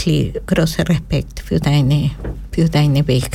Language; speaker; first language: German; non-native, learner; Spanish